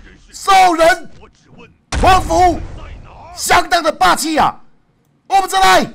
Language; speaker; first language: Chinese; native; Chinese